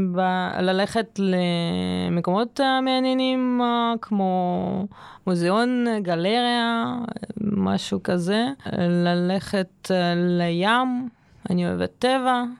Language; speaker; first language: Hebrew; non-native, fluent; Russian